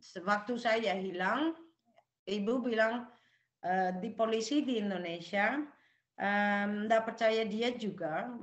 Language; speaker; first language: Indonesian; non-native, local second language; Javanese